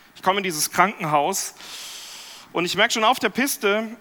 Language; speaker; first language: German; native; German